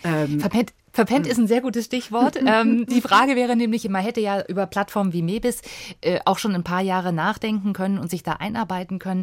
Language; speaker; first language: German; native; German